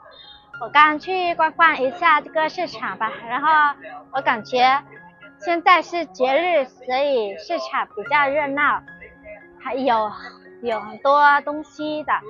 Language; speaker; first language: Chinese; non-native, fluent; Vietnamese